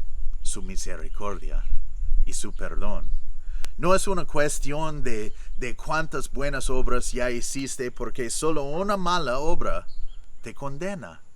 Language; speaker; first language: Spanish; non-native, fluent; English